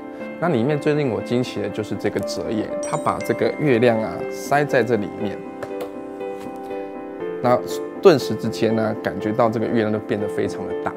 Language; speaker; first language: Chinese; native; Chinese